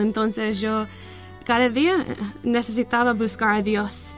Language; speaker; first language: Spanish; non-native, learner; English